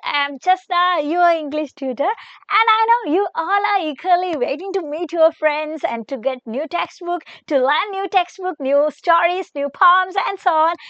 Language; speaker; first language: English; non-native, local second language; Malayalam